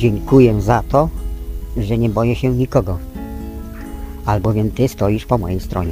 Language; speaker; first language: Polish; native; Polish